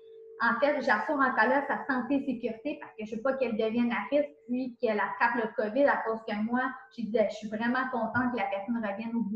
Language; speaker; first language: French; native; French